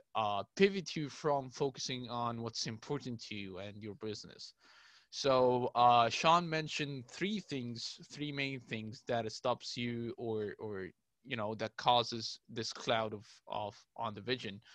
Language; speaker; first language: English; non-native, fluent; Arabic